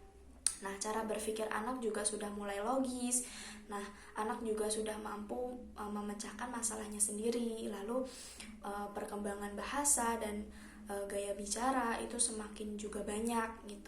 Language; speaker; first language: Indonesian; native; Indonesian